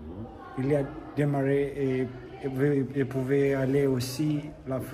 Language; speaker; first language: French; non-native, learner; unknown